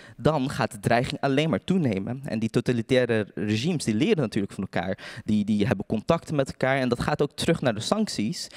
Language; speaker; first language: Dutch; early bilingual, other home language; Uyghur